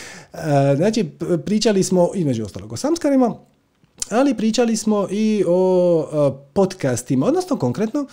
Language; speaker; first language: Croatian; native; Croatian